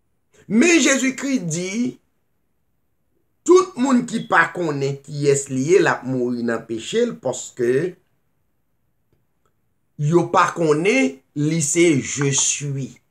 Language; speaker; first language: French; non-native, local second language; Haitian Creole